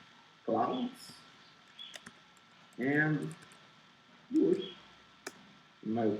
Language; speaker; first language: English; non-native, learner; Portuguese